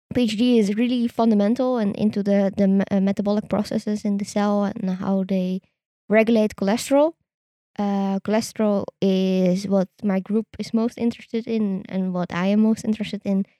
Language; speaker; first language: English; non-native, fluent; Dutch